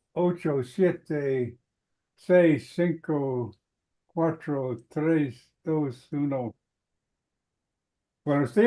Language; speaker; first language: Spanish; non-native, learner; English